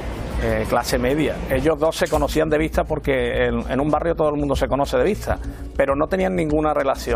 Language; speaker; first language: Spanish; native; Spanish